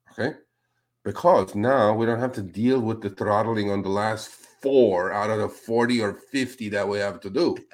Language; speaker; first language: English; non-native, fluent; Spanish